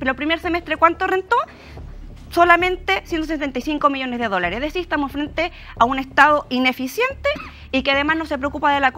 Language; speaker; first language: Spanish; native; Spanish